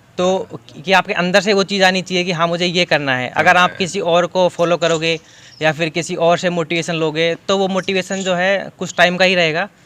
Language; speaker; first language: Hindi; native; Hindi